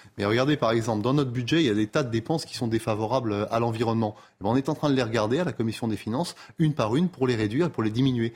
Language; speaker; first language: French; native; French